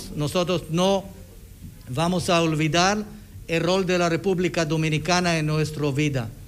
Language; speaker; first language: Spanish; non-native, fluent; Hebrew